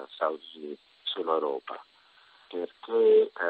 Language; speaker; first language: Italian; non-native, learner; English